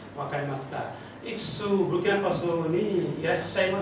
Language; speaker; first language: Japanese; non-native, learner; Mossi